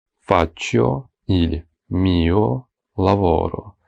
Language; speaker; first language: Italian; non-native, fluent; Ukrainian